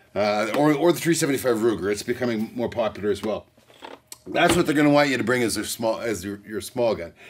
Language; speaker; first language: English; native; English